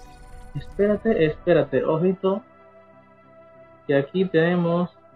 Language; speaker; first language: Spanish; native; Spanish